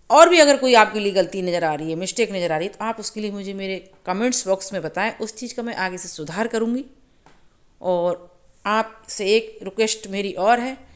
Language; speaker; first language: Hindi; native; Hindi